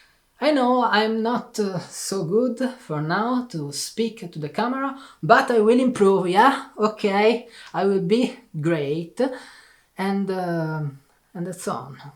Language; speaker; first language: English; non-native, learner; Italian